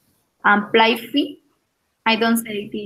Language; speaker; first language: English; non-native, learner; Spanish